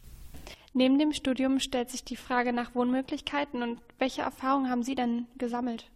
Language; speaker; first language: German; native; German